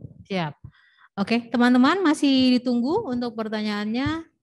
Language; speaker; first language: Indonesian; native; Indonesian